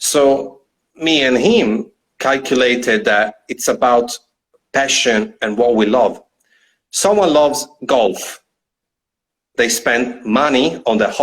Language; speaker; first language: English; non-native, fluent; Italian